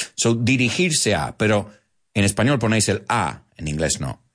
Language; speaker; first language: Spanish; non-native, fluent; English